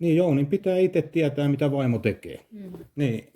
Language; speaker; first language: Finnish; native; Finnish